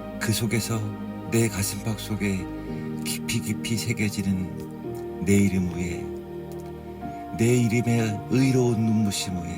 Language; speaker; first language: Korean; native; Korean